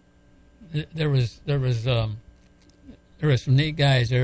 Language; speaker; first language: English; native; English